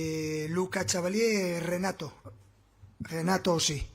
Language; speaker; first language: French; non-native, fluent; Spanish